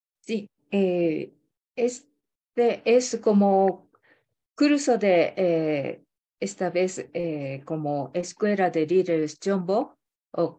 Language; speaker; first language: Spanish; non-native, learner; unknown